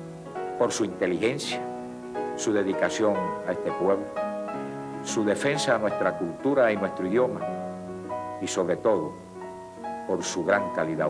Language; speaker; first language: Spanish; native; Spanish